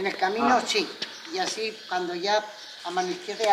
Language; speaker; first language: Spanish; native; Spanish